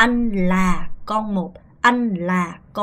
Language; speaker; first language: Vietnamese; non-native, fluent; Korean